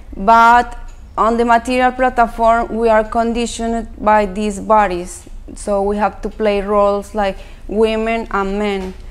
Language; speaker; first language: English; non-native, fluent; Spanish